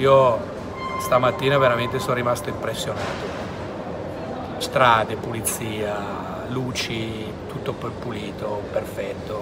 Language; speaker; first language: Italian; native; Italian